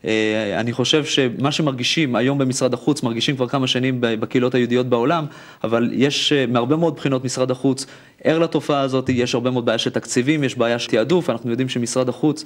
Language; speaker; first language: Hebrew; native; Hebrew